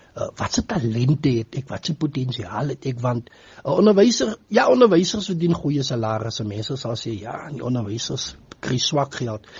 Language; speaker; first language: Afrikaans; native; Afrikaans